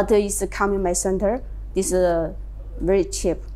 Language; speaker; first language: English; non-native, learner; Chinese